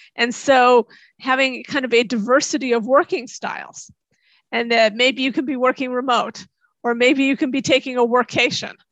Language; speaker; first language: English; native; English